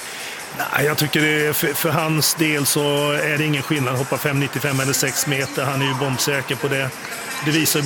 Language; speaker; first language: Swedish; native; Swedish